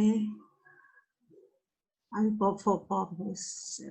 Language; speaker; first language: English; non-native, learner; Indonesian